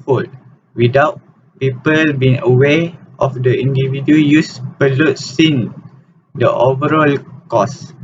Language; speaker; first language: English; non-native, local second language; Malay